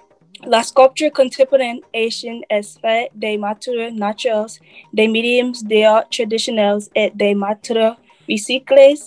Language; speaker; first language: French; non-native, learner; English